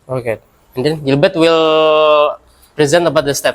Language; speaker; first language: English; non-native, fluent; Indonesian